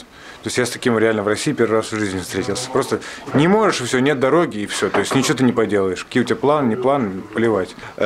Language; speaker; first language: Russian; native; Russian